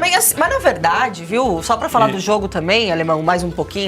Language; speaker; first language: Portuguese; native; Portuguese